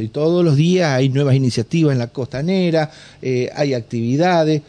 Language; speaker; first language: Spanish; native; Spanish